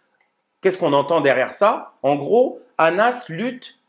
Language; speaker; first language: French; native; French